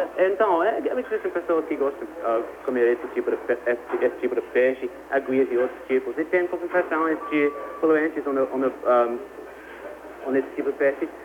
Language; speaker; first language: Portuguese; non-native, learner; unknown